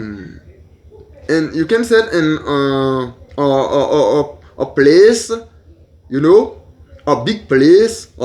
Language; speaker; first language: English; non-native, learner; Haitian Creole